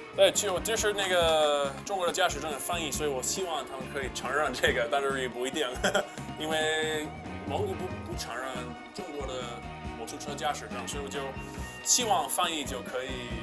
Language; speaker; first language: Chinese; non-native, fluent; English